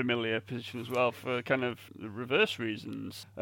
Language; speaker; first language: English; native; English